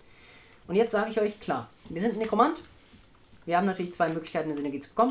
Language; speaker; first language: German; native; German